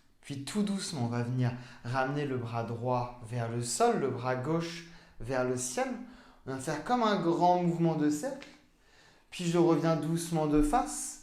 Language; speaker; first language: French; native; French